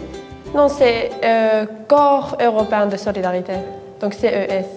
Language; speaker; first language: French; non-native, fluent; Finnish